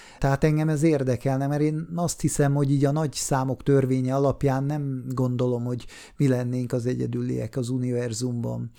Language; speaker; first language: Hungarian; non-native, fluent; Swiss German